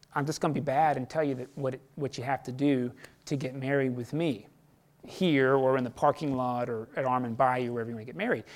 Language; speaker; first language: English; native; English